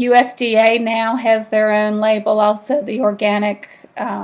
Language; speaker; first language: English; native; English